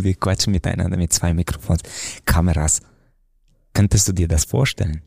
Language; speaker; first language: German; non-native, fluent; Romanian